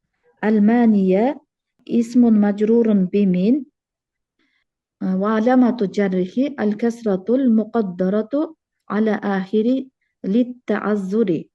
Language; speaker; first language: Arabic; non-native, learner; Uzbek